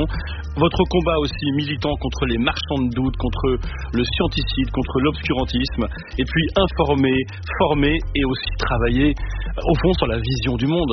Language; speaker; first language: French; native; French